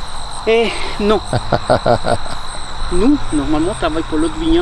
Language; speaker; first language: French; non-native, learner; Spanish